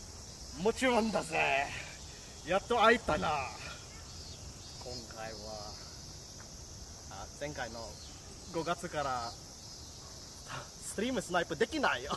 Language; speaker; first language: Japanese; non-native, learner; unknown